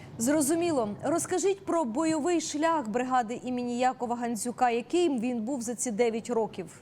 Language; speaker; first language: Ukrainian; native; Ukrainian